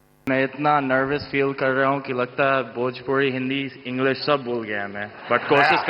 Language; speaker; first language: Hindi; non-native, fluent; English